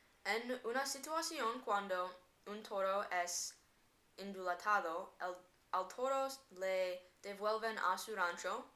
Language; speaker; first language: Spanish; non-native, learner; English